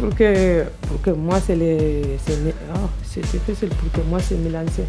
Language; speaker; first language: French; non-native, learner; Arabic